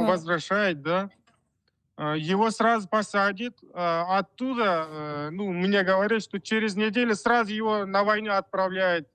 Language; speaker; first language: Russian; non-native, fluent; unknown